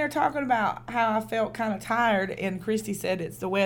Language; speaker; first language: English; native; English